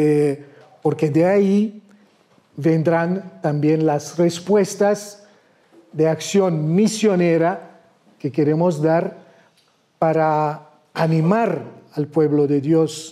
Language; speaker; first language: Spanish; non-native, fluent; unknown